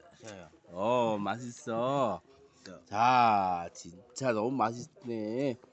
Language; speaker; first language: Korean; non-native, learner; Indonesian